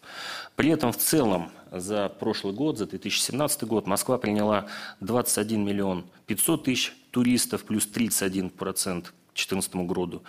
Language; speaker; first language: Russian; native; Russian